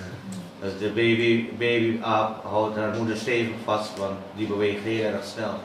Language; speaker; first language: Dutch; native; Dutch